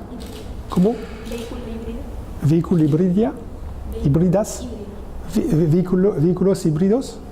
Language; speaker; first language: Spanish; non-native, learner; French